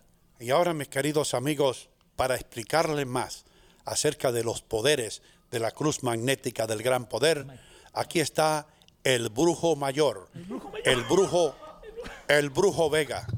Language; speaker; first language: Spanish; native; Spanish